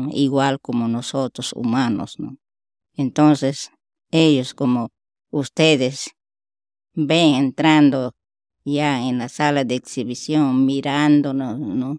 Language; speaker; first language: Spanish; non-native, local second language; Shipibo-Conibo